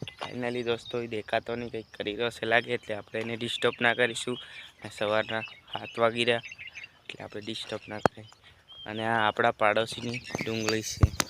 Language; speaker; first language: Gujarati; non-native, local second language; Bhili